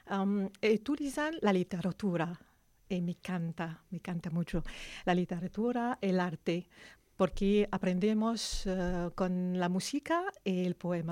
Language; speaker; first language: Spanish; non-native, learner; Arabic